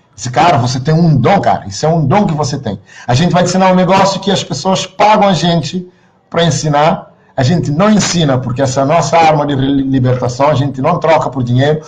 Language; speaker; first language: Portuguese; non-native, local second language; Kabuverdianu